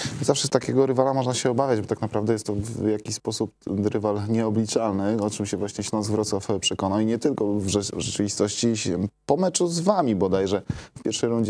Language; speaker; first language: Polish; native; Polish